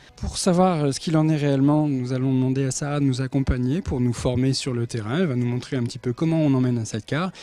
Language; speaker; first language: French; native; French